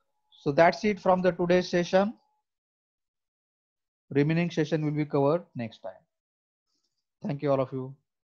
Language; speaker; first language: English; non-native, local second language; Marathi